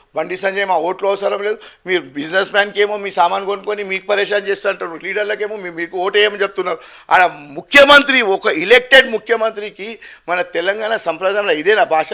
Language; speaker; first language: Telugu; non-native, local second language; Gujarati